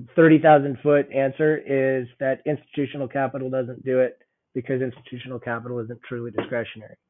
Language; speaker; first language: English; native; English